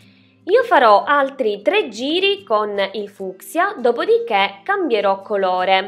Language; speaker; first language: Italian; native; Italian